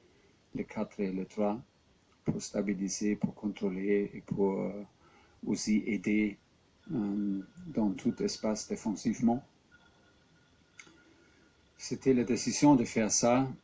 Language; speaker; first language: French; non-native, fluent; German